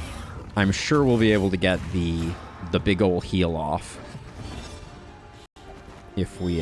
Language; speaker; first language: English; native; English